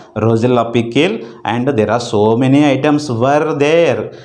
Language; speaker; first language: English; non-native, local second language; Telugu